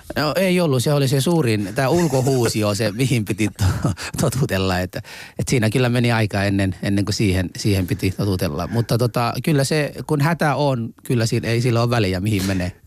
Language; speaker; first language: Finnish; non-native, fluent; Somali